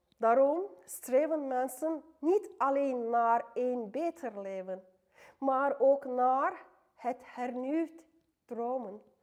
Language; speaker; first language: Dutch; non-native, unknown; Turkish